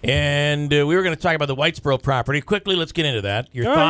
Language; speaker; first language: English; native; English